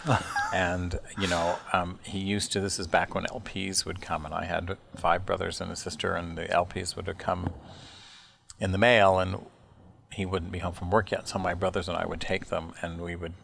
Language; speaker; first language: English; native; English